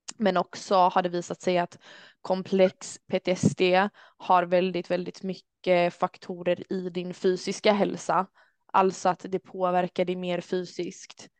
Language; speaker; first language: Swedish; early bilingual, other home language; Albanian